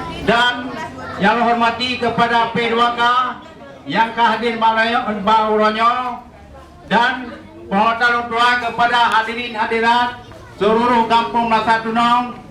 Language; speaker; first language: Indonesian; non-native, local second language; Achinese